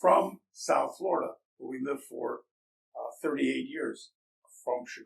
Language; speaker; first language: English; native; English